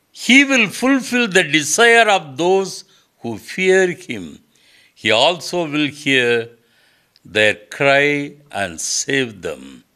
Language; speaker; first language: English; non-native, local second language; Tamil